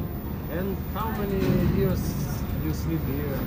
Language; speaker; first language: English; non-native, learner; Russian